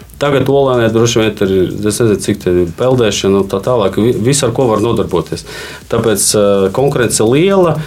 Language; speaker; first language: Latvian; non-native, local second language; Russian